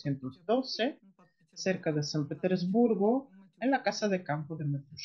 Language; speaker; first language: Spanish; non-native, fluent; Russian